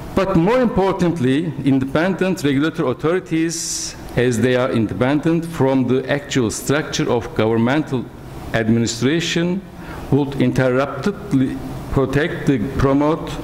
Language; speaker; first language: English; non-native, fluent; Turkish